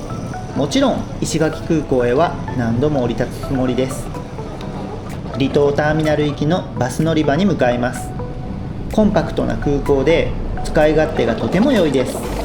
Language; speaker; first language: Japanese; native; Japanese